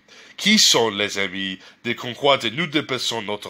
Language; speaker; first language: French; non-native, learner; English